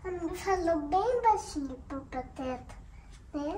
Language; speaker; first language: Portuguese; early bilingual, heritage; Portuguese